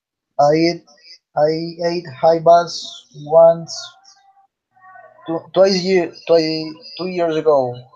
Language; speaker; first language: English; non-native, learner; Spanish